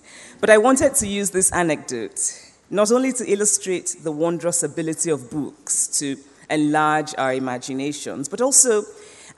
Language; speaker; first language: English; non-native, local second language; Igbo